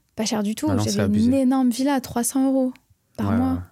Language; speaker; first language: French; native; French